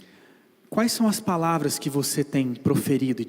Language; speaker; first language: Portuguese; native; Portuguese